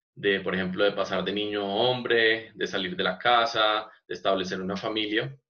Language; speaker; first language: Spanish; native; Spanish